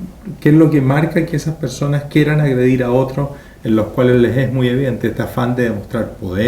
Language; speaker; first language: Spanish; native; Spanish